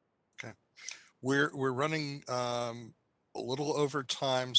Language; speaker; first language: English; native; English